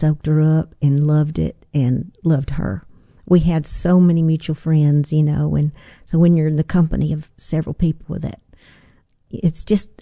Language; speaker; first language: English; native; English